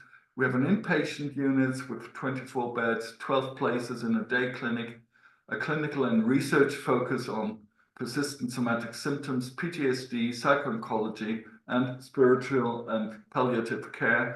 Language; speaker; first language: English; non-native, fluent; German